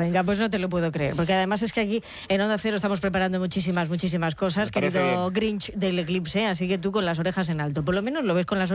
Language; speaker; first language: Spanish; native; Spanish